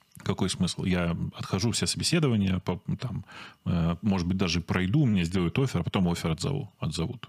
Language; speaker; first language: Russian; native; Russian